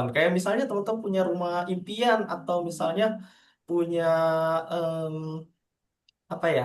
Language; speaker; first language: Indonesian; native; Indonesian